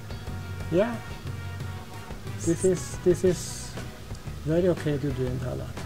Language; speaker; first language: English; non-native, fluent; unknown